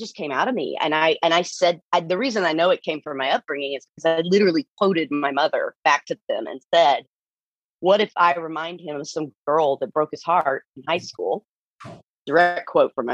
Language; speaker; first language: English; native; English